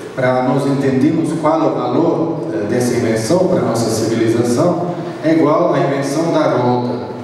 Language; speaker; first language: Portuguese; non-native, fluent; Serbian